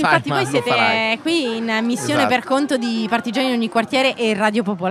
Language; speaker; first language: Italian; native; Italian